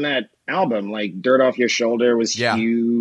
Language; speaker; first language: English; non-native, local second language; Yoruba